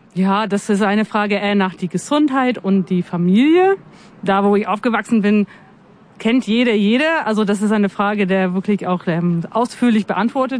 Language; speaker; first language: German; non-native, fluent; English